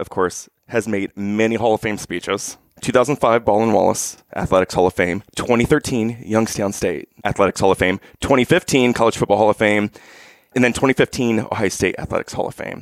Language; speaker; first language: English; native; English